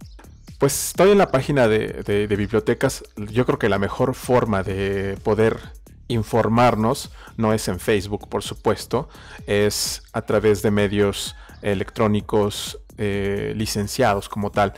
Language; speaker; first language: Spanish; native; Spanish